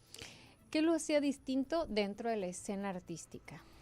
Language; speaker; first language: Spanish; native; Spanish